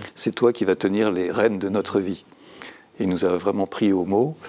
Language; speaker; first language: French; native; French